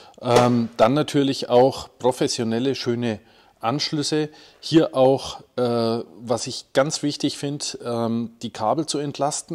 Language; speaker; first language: German; native; German